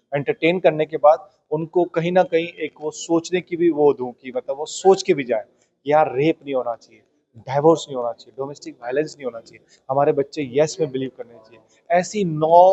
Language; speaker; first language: Hindi; native; Hindi